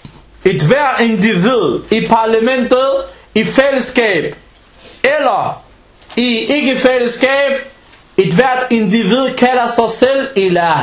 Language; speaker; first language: Danish; non-native, local second language; Arabic